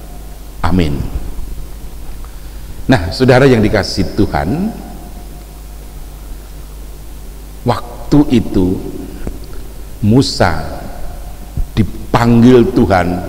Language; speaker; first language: Indonesian; native; Indonesian